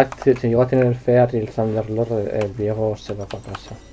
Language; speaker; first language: Spanish; native; Spanish